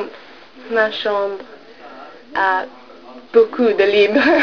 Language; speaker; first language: French; non-native, learner; English